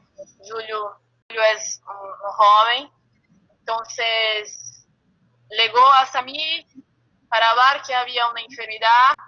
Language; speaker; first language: Spanish; non-native, fluent; Portuguese